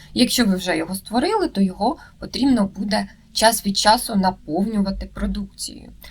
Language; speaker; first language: Ukrainian; native; Ukrainian